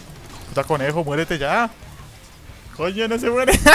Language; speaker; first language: Spanish; native; Spanish